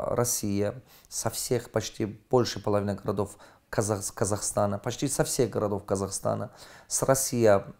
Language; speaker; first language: Russian; non-native, fluent; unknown